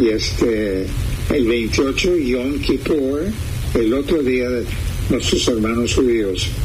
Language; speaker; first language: Spanish; early bilingual, heritage; Spanish